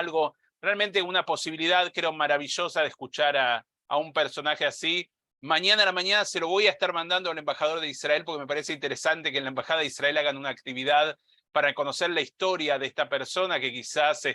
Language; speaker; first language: Spanish; native; Spanish